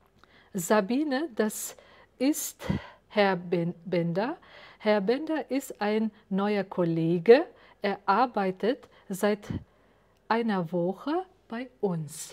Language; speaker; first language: German; non-native, fluent; Uzbek